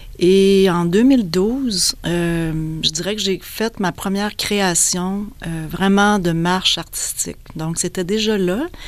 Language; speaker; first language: French; native; French